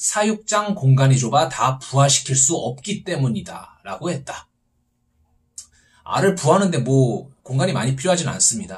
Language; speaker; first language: Korean; native; Korean